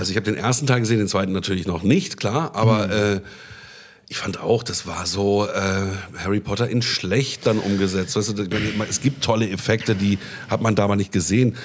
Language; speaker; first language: German; native; German